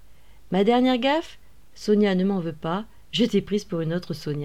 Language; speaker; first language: French; native; French